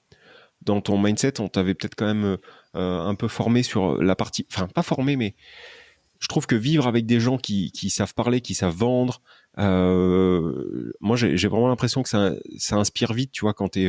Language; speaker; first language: French; native; French